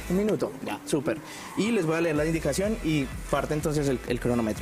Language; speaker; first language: Spanish; native; Spanish